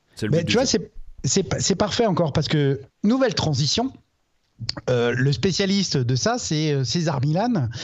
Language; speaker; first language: French; native; French